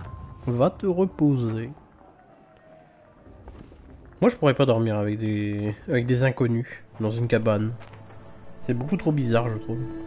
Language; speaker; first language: French; native; French